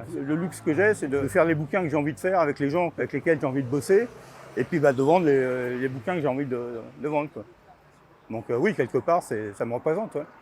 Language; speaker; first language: French; native; French